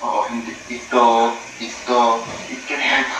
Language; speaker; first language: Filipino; non-native, learner; English